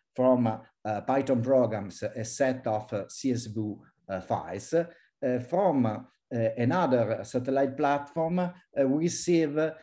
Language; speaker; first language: English; non-native, fluent; Italian